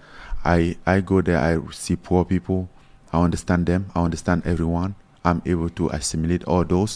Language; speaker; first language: English; non-native, local second language; French